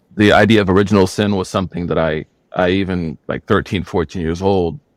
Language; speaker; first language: English; native; English